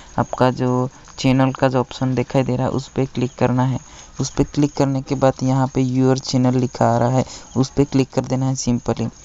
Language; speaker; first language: Hindi; non-native, local second language; Gujarati